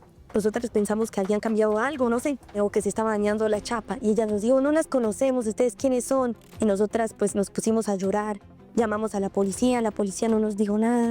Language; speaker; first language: Spanish; native; Spanish